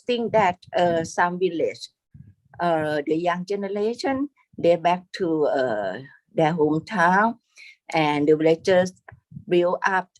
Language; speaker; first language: English; non-native, fluent; Thai